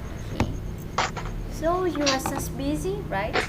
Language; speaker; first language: English; non-native, fluent; Vietnamese